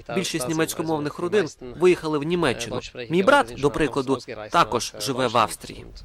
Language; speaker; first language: Ukrainian; non-native, local second language; German